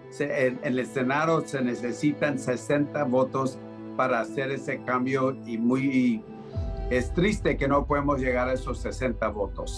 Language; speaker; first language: Spanish; early bilingual, heritage; Spanish